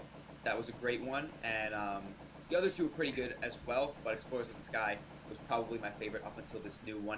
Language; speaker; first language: English; native; English